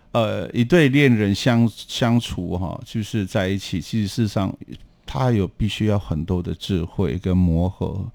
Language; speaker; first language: Chinese; non-native, local second language; Amis